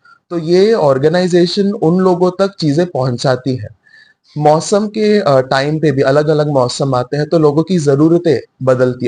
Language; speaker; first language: Hindi; native; Hindi